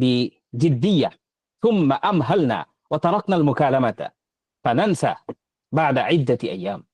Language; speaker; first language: Arabic; non-native, fluent; Bangla